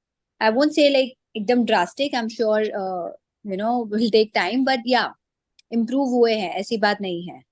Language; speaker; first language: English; non-native, local second language; Hindi